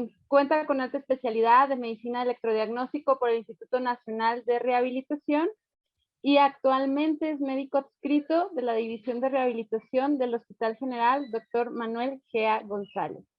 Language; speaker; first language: Spanish; native; Spanish